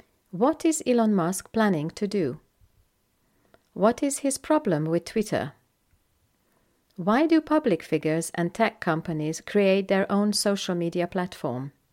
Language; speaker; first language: English; non-native, fluent; Hungarian